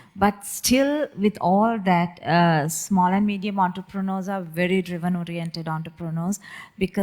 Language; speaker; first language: English; non-native, local second language; Sinhala